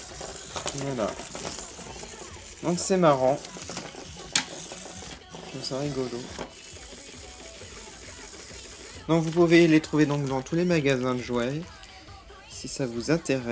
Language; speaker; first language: French; native; French